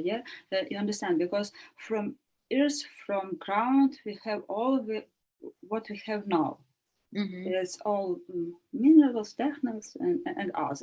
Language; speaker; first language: English; non-native, learner; Ukrainian